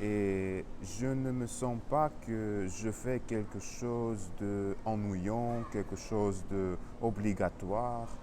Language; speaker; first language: French; non-native, learner; Russian